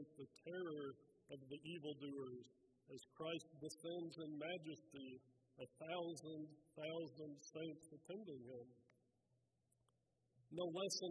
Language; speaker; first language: English; native; English